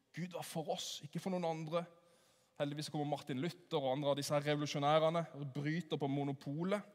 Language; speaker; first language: Norwegian; native; Norwegian